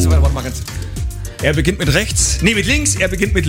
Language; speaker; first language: German; native; German